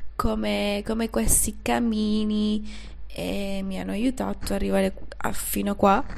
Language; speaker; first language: Italian; non-native, fluent; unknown